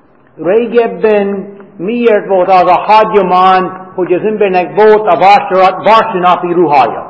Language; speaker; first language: Hungarian; non-native, fluent; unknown